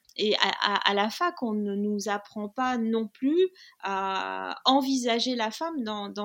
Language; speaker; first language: French; non-native, local second language; Arabic